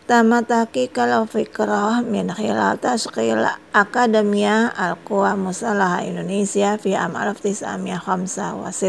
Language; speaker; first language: Arabic; non-native, fluent; Indonesian